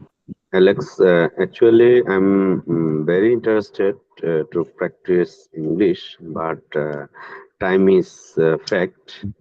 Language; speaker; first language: English; non-native, learner; Bangla